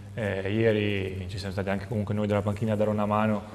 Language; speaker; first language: Italian; non-native, fluent; Albanian